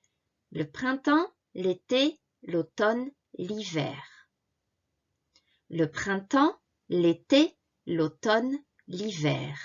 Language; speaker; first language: French; non-native, fluent; Japanese